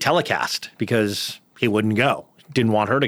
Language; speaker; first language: English; native; English